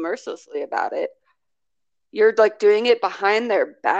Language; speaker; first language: English; native; English